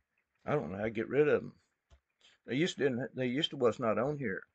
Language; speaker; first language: English; native; English